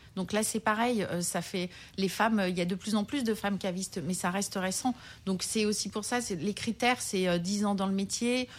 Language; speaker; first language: French; native; French